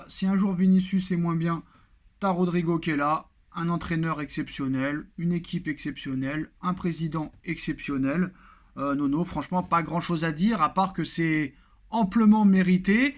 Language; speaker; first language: French; native; French